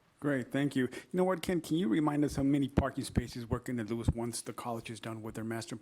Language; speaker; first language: English; native; English